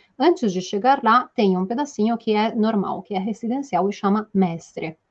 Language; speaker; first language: Portuguese; non-native, fluent; Italian